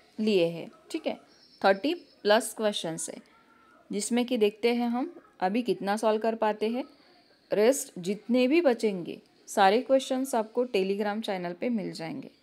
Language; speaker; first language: Hindi; non-native, local second language; Marathi